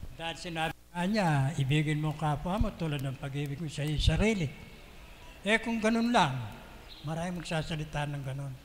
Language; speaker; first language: Filipino; native; Filipino